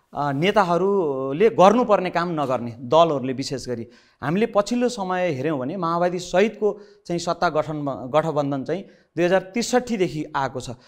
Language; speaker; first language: Nepali; native; Nepali